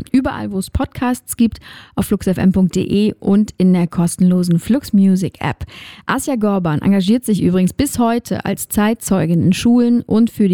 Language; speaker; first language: German; native; German